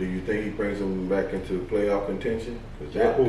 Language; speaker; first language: English; native; English